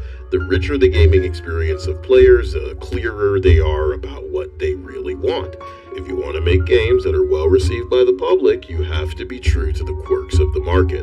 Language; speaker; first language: English; native; English